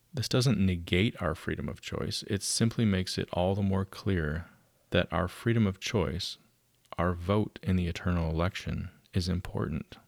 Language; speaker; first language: English; native; English